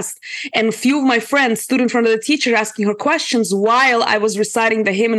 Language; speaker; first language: English; early bilingual, other home language; Russian